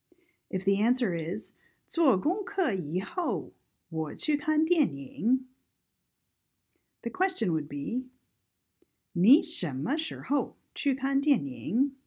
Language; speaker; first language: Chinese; non-native, fluent; English